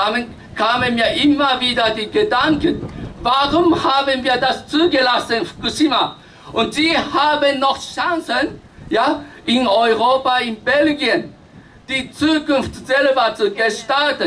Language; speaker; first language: German; non-native, fluent; Japanese